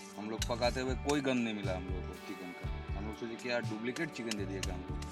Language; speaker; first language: Hindi; non-native, local second language; Bangla